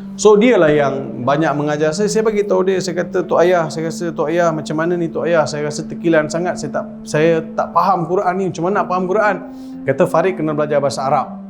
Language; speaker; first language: Malay; non-native, local second language; Tamil